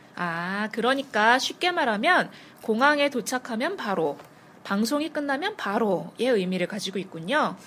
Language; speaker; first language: Korean; native; Korean